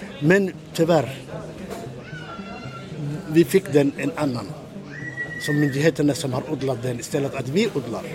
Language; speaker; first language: Swedish; non-native, fluent; Somali